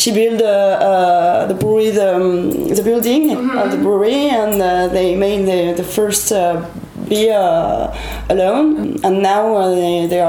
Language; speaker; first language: English; non-native, learner; French